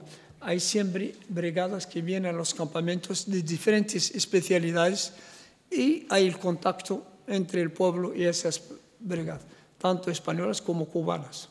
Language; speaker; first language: Spanish; non-native, local second language; Arabic